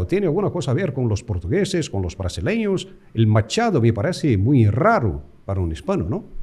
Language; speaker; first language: Spanish; non-native, fluent; Portuguese